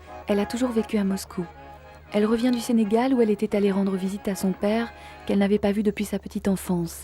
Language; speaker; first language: French; native; French